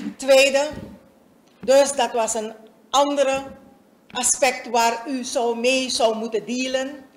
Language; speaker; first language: Dutch; native; Dutch